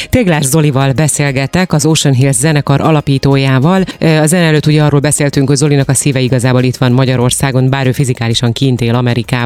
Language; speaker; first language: Hungarian; native; Hungarian